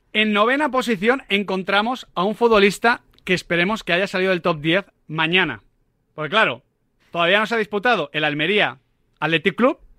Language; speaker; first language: Spanish; native; Spanish